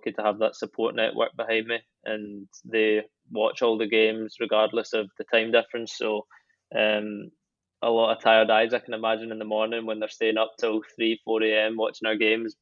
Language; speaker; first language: English; native; English